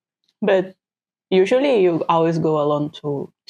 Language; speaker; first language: English; non-native, fluent; Portuguese